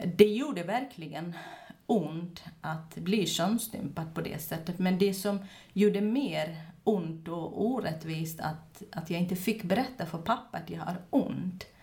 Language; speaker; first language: Swedish; non-native, fluent; Kurdish